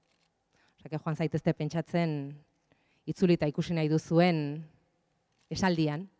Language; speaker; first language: Basque; native; Basque